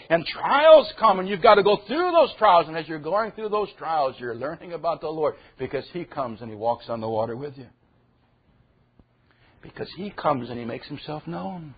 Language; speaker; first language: English; native; English